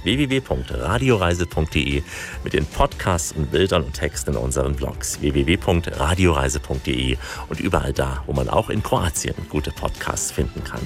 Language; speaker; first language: German; native; German